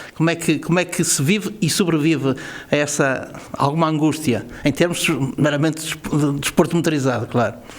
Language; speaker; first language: Portuguese; native; Portuguese